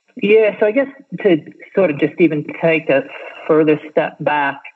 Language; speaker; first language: English; native; English